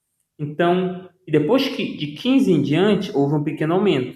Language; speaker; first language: Portuguese; native; Portuguese